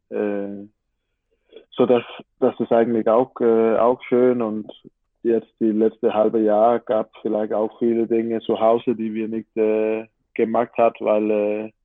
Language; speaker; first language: German; non-native, fluent; Danish